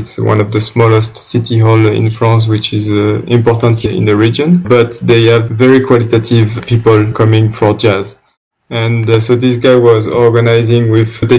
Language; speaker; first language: English; non-native, fluent; French